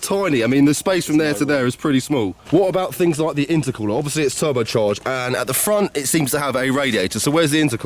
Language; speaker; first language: English; native; English